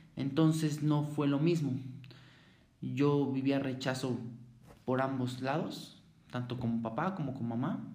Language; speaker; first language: Spanish; native; Spanish